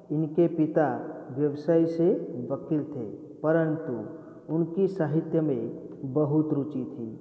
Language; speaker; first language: Hindi; non-native, local second language; Gujarati